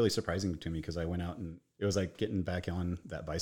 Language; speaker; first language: English; native; English